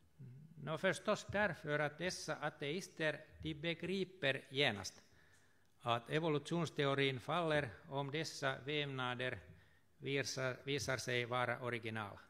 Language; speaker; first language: Swedish; non-native, fluent; Finnish